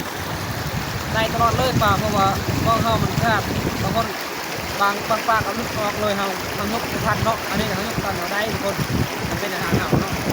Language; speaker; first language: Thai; non-native, local second language; Northeastern Thai